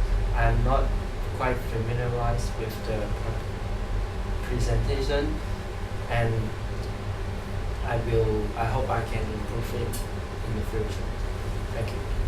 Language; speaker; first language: English; non-native, learner; Cantonese